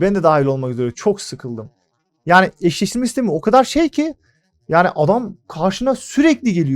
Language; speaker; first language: Turkish; native; Turkish